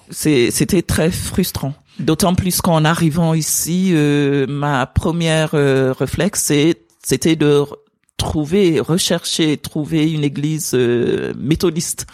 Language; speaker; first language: French; non-native, fluent; English